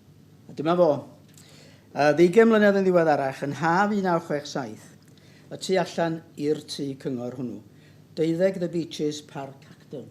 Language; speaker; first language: Welsh; native; Welsh